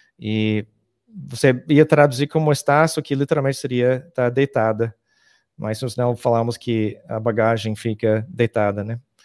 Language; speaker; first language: Portuguese; non-native, fluent; English